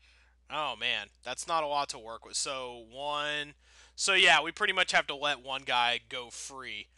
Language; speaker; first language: English; native; English